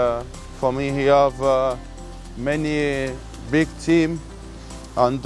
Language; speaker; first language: English; non-native, learner; French